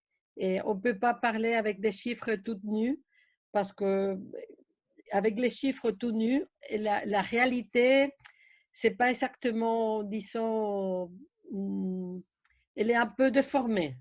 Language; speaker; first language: French; non-native, fluent; Spanish